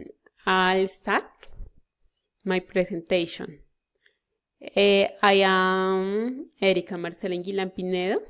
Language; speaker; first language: English; non-native, learner; Spanish